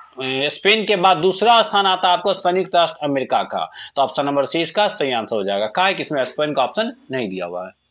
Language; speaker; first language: Hindi; native; Hindi